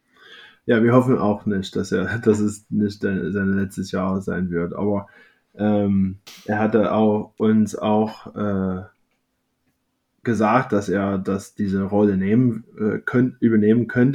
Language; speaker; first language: German; non-native, fluent; English